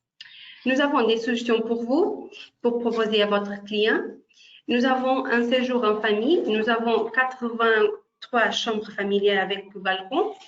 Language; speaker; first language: French; non-native, fluent; Portuguese